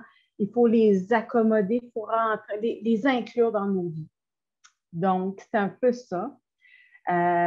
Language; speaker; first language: French; native; French